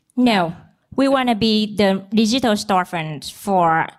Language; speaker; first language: English; non-native, learner; Vietnamese